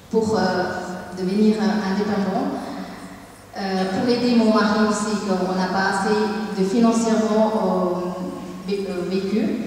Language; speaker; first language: French; non-native, learner; Tamil